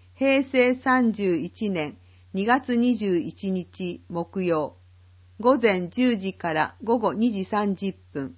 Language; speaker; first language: Japanese; native; Japanese